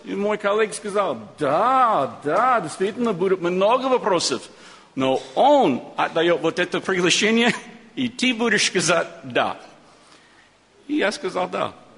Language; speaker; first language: Russian; non-native, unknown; English